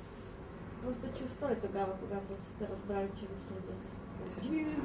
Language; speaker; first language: Bulgarian; non-native, fluent; Czech